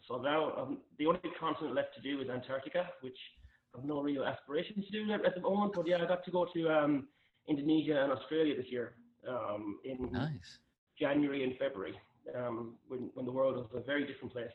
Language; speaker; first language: English; native; English